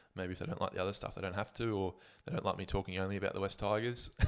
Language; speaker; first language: English; native; English